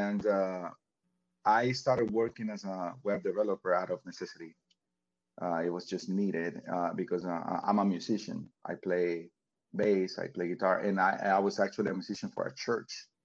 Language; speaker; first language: English; non-native, fluent; Spanish